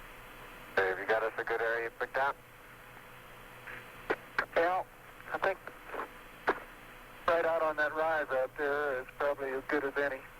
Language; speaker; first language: English; native; English